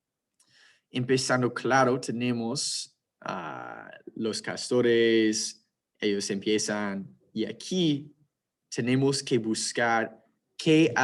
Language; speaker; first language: Spanish; non-native, fluent; English